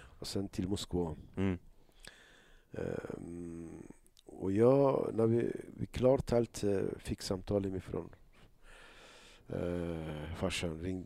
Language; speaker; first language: Swedish; non-native, learner; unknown